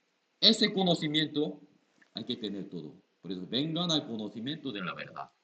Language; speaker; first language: Spanish; non-native, learner; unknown